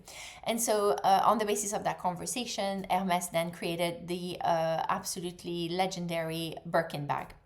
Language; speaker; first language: English; non-native, fluent; French